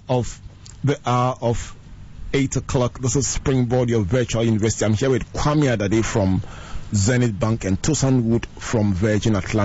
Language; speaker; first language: English; non-native, local second language; Akan